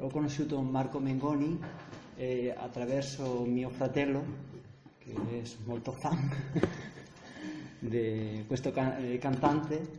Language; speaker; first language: Italian; non-native, learner; Spanish